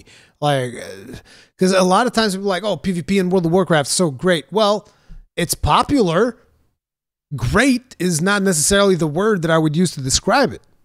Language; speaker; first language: English; native; English